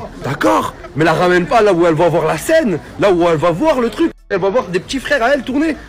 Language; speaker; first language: French; native; French